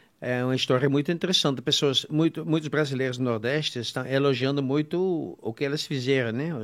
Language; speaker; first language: Portuguese; non-native, fluent; Dutch